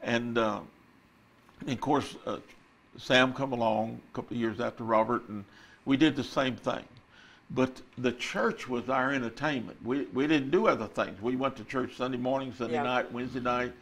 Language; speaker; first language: English; native; English